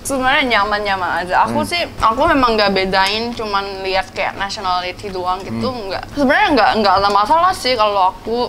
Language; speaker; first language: Indonesian; non-native, fluent; Korean